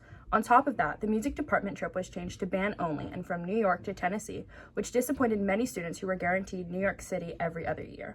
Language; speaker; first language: English; native; English